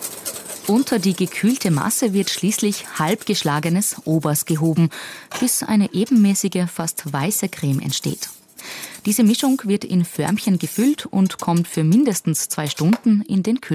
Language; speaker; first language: German; native; German